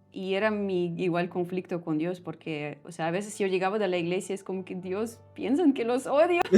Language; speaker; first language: Spanish; non-native, fluent; Russian